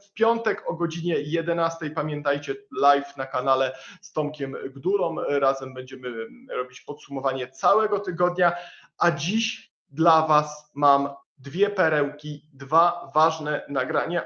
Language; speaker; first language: Polish; native; Polish